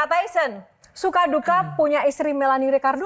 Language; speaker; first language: Indonesian; native; Indonesian